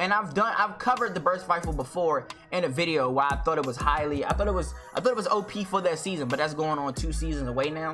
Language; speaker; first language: English; native; English